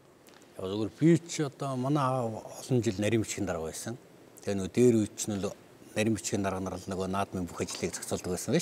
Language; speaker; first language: Mongolian; native; Mongolian